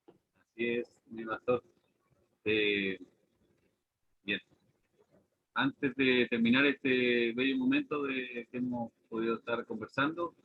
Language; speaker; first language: Spanish; native; Spanish